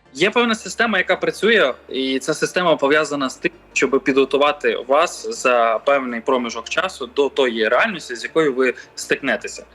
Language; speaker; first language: Ukrainian; native; Ukrainian